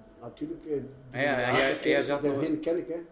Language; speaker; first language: Dutch; non-native, learner; Turkish